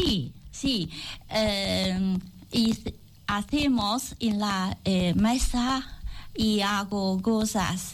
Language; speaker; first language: Spanish; non-native, learner; Chinese